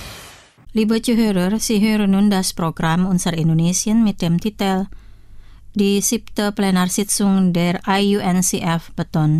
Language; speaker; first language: German; non-native, fluent; Indonesian